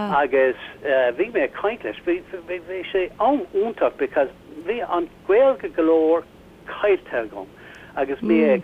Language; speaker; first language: Irish; non-native, learner; English